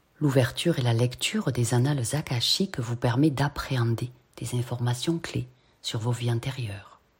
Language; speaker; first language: French; native; French